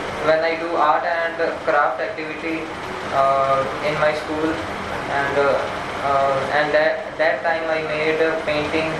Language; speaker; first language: English; non-native, learner; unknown